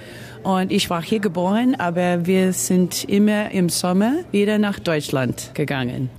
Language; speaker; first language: German; early bilingual, heritage; English